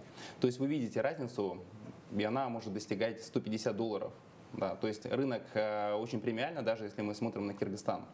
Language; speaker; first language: Russian; native; Russian